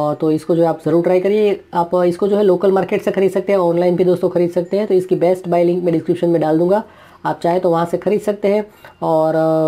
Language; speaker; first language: Hindi; non-native, local second language; Gujarati